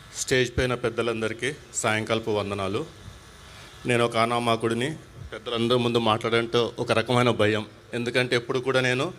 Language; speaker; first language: Telugu; non-native, local second language; Hindi